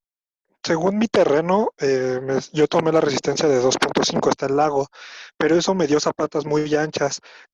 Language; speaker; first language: Spanish; native; Spanish